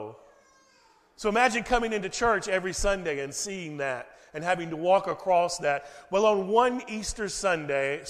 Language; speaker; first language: English; native; English